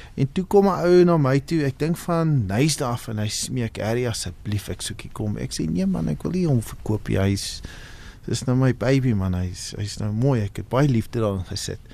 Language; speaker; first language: Afrikaans; native; Afrikaans